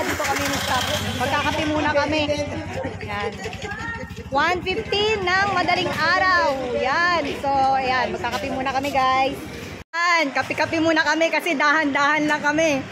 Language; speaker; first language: Filipino; native; Filipino